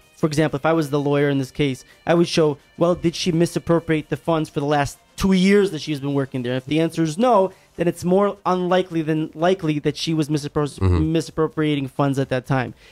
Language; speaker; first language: English; native; English